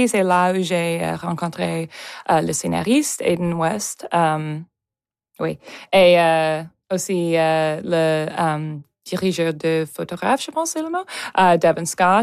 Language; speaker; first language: French; non-native, local second language; English